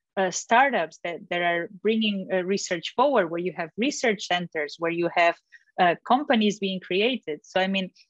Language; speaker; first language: English; non-native, fluent; Catalan